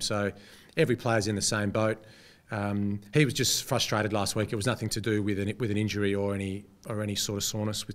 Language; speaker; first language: English; native; English